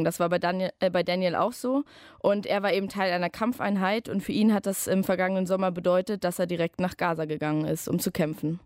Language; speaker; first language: German; native; German